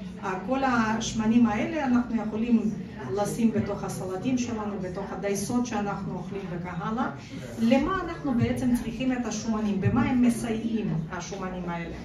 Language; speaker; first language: Hebrew; non-native, fluent; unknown